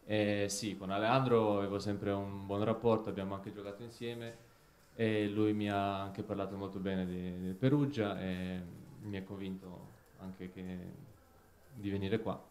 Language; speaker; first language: Italian; non-native, fluent; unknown